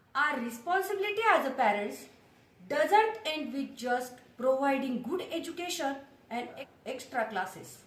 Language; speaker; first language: English; non-native, local second language; Marathi